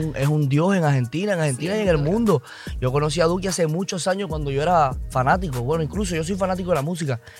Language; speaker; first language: Spanish; native; Spanish